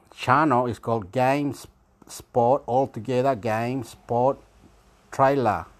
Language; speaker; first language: English; non-native, fluent; Spanish